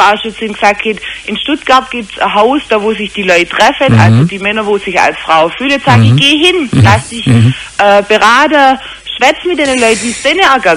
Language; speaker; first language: German; native; German